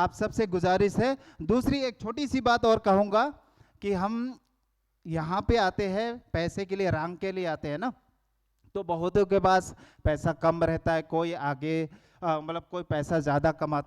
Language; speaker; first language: Hindi; non-native, local second language; Kok Borok